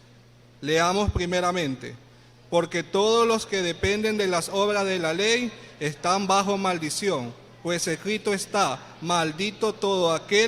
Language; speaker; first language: Spanish; native; Spanish